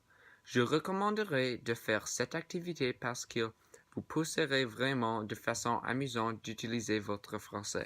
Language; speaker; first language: French; non-native, learner; English